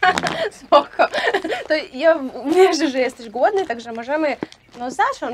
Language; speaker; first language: Polish; non-native, fluent; Russian